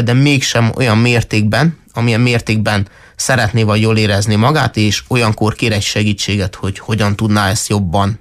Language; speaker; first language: Hungarian; native; Hungarian